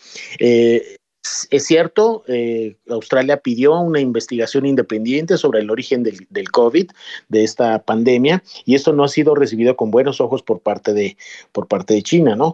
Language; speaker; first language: Spanish; native; Spanish